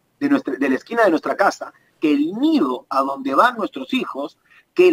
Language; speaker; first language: Spanish; native; Spanish